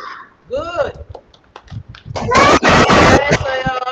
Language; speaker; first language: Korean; non-native, learner; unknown